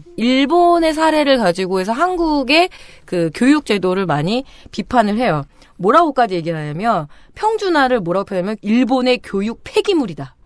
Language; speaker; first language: Korean; native; Korean